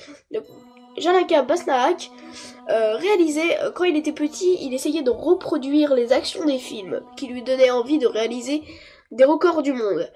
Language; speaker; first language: French; native; French